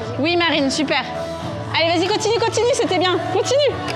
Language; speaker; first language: French; native; French